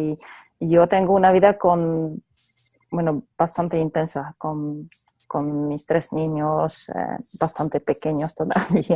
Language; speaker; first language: Spanish; non-native, fluent; Polish